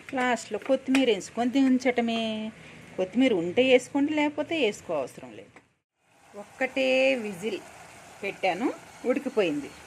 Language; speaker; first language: Telugu; non-native, local second language; Urdu